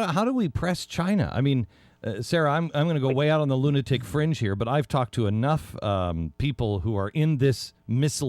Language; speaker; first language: English; native; English